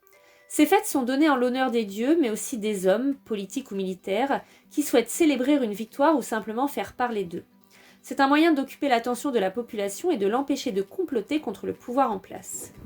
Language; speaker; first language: French; native; French